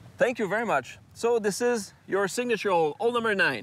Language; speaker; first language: English; non-native, learner; French